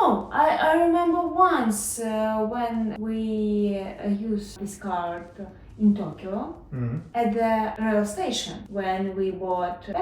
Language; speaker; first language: English; non-native, learner; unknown